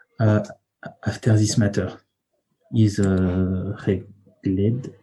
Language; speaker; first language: English; non-native, learner; French